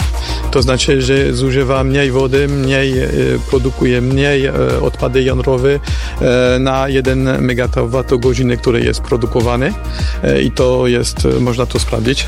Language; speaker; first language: Polish; non-native, fluent; French